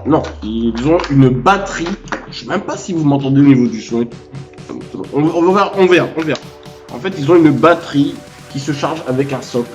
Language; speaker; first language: French; native; French